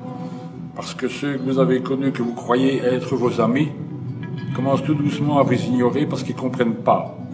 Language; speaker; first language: French; native; French